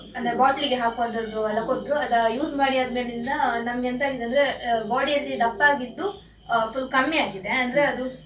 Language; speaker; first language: Kannada; native; Kannada